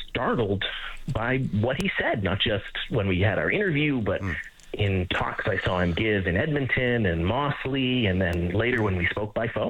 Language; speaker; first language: English; native; English